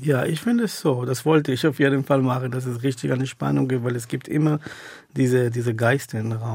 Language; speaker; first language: German; non-native, fluent; Hebrew